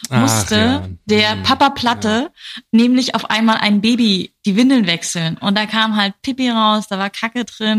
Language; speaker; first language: German; native; German